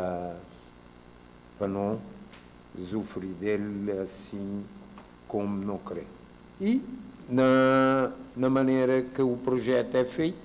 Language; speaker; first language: Portuguese; non-native, local second language; Kabuverdianu